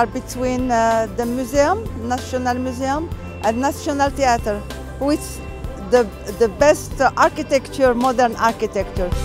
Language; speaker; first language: English; non-native, learner; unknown